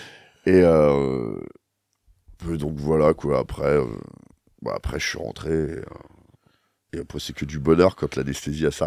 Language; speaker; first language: French; native; French